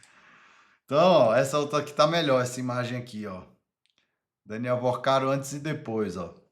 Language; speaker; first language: Portuguese; native; Portuguese